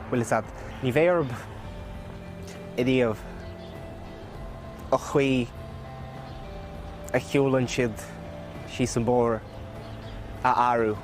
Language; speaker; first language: Irish; early bilingual, other home language; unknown